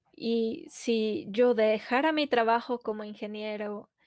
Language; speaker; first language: Spanish; non-native, fluent; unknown